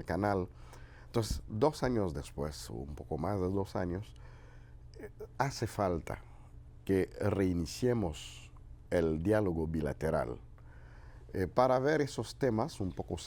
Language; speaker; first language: Spanish; non-native, fluent; Haitian Creole